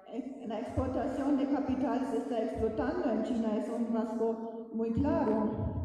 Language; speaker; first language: Spanish; non-native, fluent; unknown